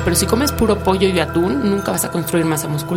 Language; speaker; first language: Spanish; native; Spanish